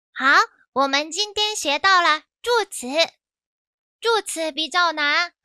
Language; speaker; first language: Chinese; non-native, fluent; Japanese